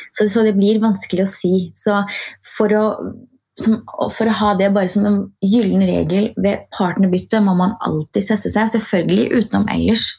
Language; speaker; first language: Norwegian; early bilingual, other home language; Arabic